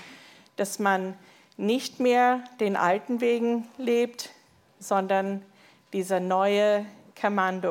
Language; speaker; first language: German; non-native, fluent; English